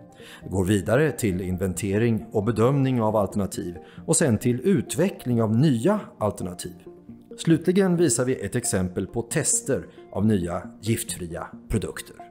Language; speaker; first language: Swedish; native; Swedish